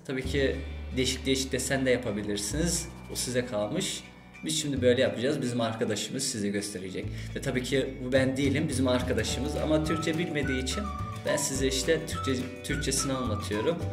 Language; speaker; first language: Turkish; early bilingual, heritage; Turkish